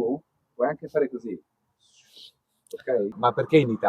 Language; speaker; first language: Italian; non-native, fluent; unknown